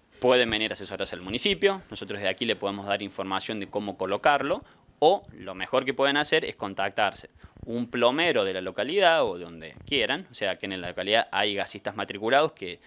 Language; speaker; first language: Spanish; native; Spanish